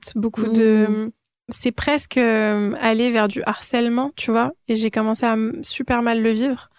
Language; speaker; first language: French; native; French